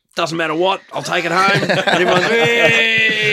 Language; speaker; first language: English; native; English